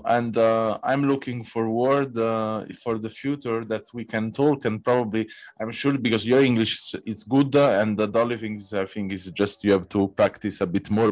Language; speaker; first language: English; non-native, learner; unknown